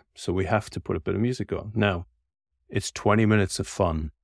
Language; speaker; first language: English; native; English